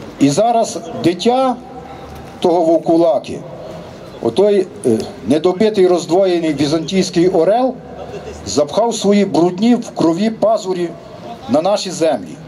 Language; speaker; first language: Ukrainian; native; Ukrainian